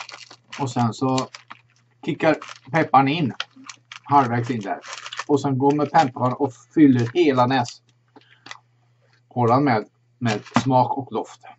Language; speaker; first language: Swedish; native; Swedish